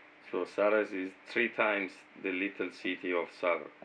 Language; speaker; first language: English; non-native, fluent; Italian